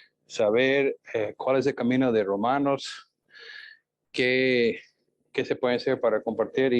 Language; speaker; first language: Spanish; non-native, fluent; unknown